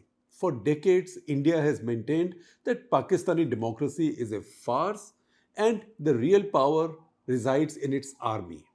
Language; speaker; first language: English; non-native, local second language; Hindi